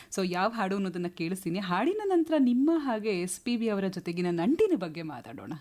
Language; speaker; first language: Kannada; native; Kannada